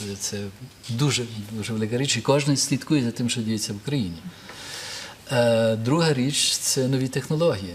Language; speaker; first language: Ukrainian; early bilingual, heritage; Ukrainian